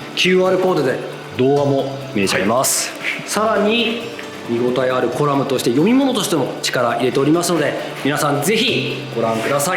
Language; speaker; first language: Japanese; native; Japanese